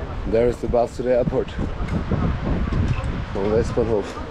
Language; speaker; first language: English; non-native, fluent; German